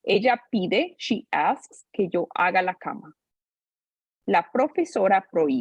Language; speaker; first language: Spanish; non-native, fluent; English